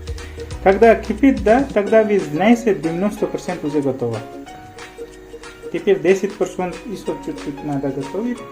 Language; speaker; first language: Russian; non-native, learner; Hindi